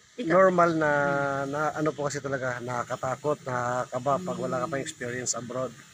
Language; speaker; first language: Filipino; native; Filipino